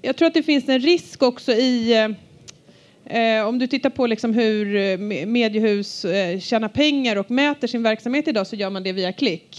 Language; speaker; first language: Swedish; native; Swedish